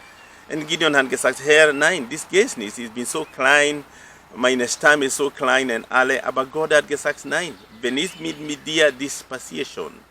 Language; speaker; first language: German; non-native, fluent; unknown